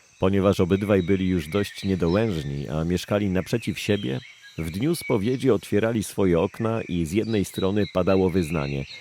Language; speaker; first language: Polish; native; Polish